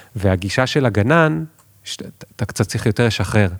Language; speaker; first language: Hebrew; native; Hebrew